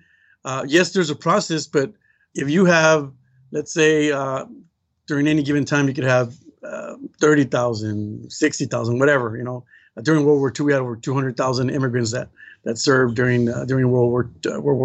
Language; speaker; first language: English; native; English